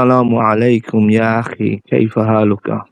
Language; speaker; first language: Arabic; non-native, learner; English